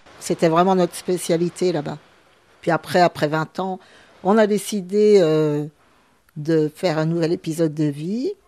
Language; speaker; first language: French; early bilingual, heritage; French